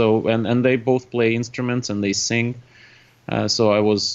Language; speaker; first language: English; non-native, fluent; Russian